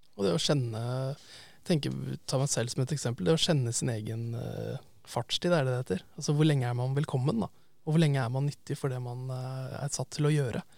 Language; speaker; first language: Norwegian; native; Norwegian